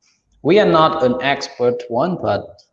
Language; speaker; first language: English; non-native, learner; Khmer